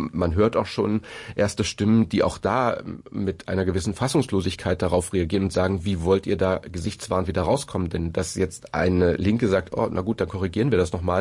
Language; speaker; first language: German; native; German